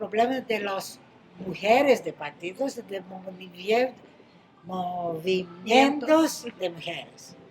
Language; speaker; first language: Spanish; non-native, fluent; Greek